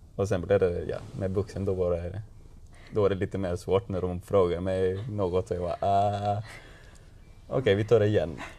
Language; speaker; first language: Swedish; non-native, learner; Spanish